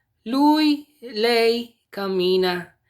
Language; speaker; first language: Italian; non-native, fluent; Filipino